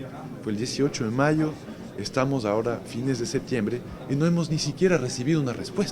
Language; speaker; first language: Spanish; native; Spanish